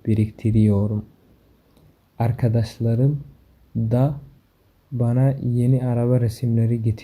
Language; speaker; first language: Turkish; non-native, fluent; Somali